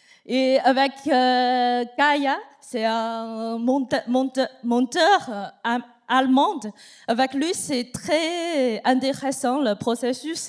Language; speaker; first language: French; non-native, learner; Chinese